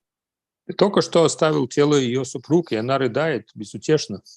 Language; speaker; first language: Russian; native; Russian